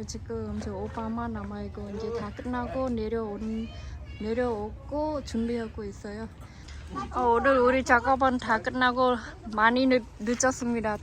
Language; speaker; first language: Korean; non-native, fluent; Khmer